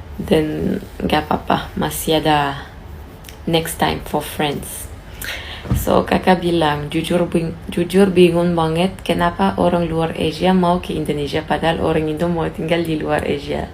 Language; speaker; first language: Indonesian; non-native, fluent; French